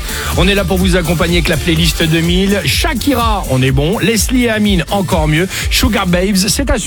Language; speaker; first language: French; native; French